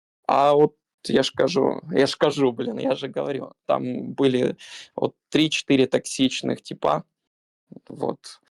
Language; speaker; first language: Russian; native; Russian